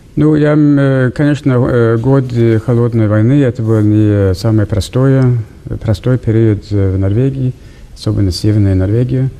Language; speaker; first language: Russian; non-native, fluent; Norwegian